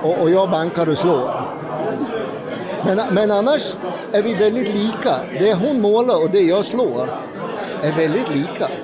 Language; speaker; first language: Swedish; non-native, fluent; English